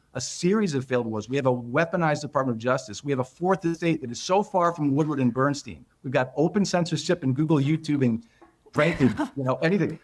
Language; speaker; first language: English; native; English